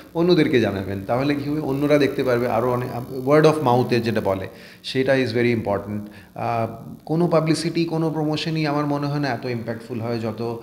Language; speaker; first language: Bangla; early bilingual, heritage; Bangla